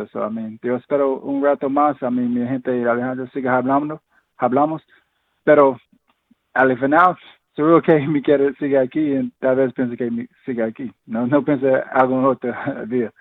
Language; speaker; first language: Spanish; non-native, fluent; English